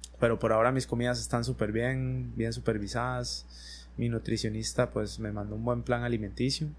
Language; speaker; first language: Spanish; native; Spanish